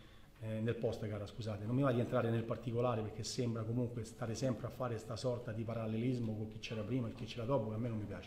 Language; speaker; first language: Italian; native; Italian